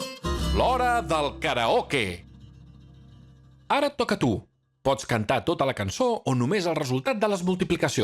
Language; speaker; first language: Catalan; native; Catalan